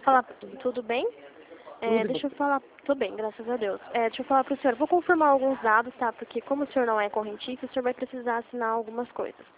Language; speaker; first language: Portuguese; native; Portuguese